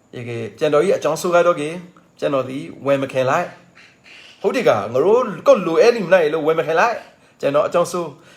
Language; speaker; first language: Burmese; native; Burmese